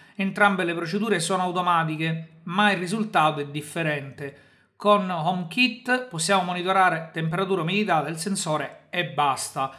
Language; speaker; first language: Italian; native; Italian